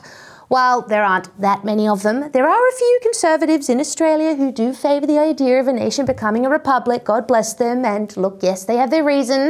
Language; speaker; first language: English; native; English